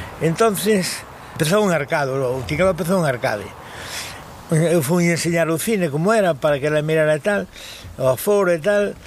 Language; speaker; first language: Galician; native; Galician